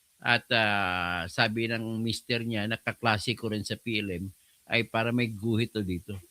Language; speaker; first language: Filipino; non-native, local second language; Hiligaynon